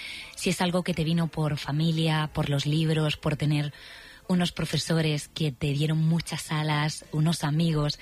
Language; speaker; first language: Spanish; native; Spanish